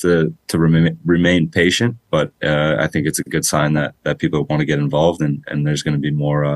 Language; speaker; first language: English; native; English